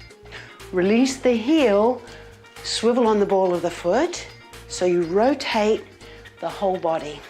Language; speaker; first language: English; native; English